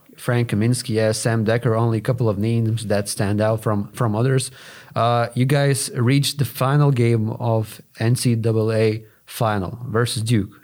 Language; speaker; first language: English; non-native, fluent; Lithuanian